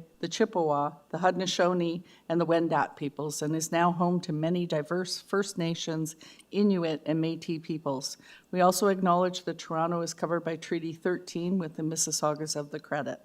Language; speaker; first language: English; native; English